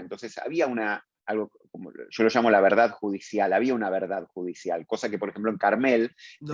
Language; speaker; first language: Spanish; native; Spanish